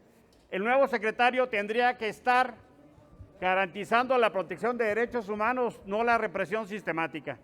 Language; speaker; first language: Spanish; native; Spanish